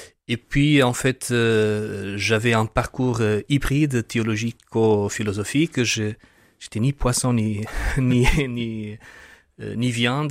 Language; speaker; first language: French; non-native, fluent; Portuguese